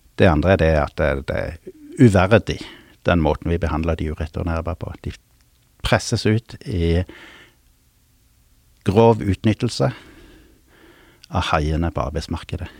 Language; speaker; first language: Norwegian; native; Norwegian